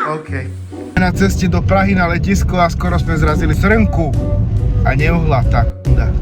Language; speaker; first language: Slovak; non-native, local second language; Hungarian